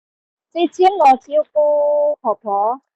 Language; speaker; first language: Chinese; non-native, learner; Indonesian